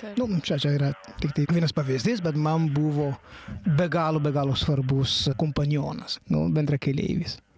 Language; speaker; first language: Lithuanian; non-native, fluent; Italian